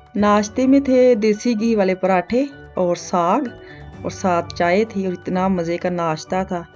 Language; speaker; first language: Urdu; native; Urdu